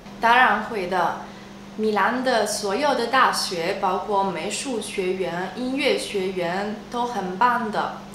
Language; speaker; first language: Chinese; non-native, fluent; Italian